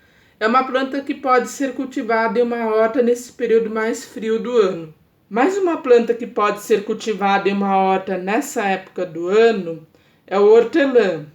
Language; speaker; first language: Portuguese; native; Portuguese